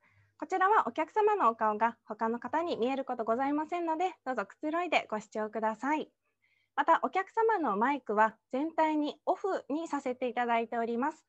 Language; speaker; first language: Japanese; native; Japanese